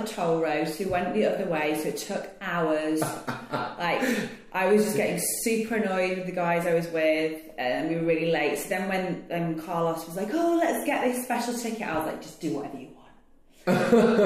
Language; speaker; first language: English; native; English